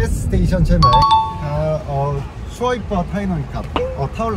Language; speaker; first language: Thai; non-native, learner; Korean